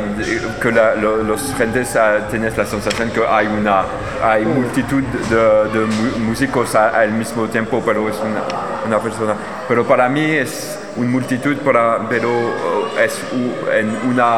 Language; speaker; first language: Spanish; non-native, learner; French